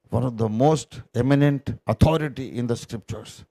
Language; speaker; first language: English; non-native, local second language; Telugu